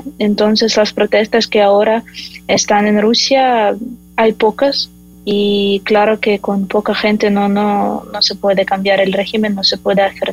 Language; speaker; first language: Spanish; non-native, fluent; Ukrainian